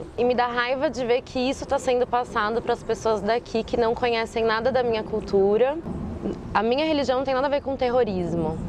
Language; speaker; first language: Portuguese; early bilingual, other home language; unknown